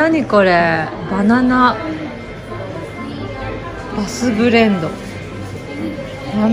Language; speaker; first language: Japanese; native; Japanese